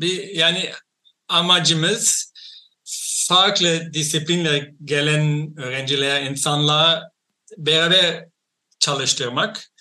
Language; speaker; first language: Turkish; non-native, fluent; Dutch